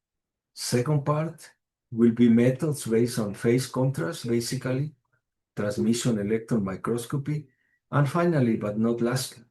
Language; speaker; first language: English; non-native, fluent; Spanish